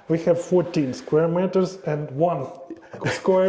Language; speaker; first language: English; non-native, learner; Russian